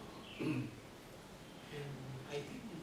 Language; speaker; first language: English; non-native, learner; Sundanese